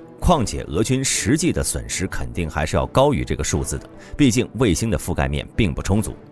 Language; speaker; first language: Chinese; native; Chinese